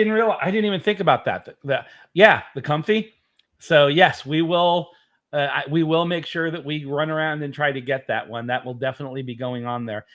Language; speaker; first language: English; native; English